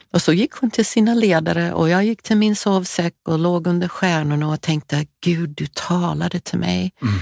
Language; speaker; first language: Swedish; non-native, fluent; English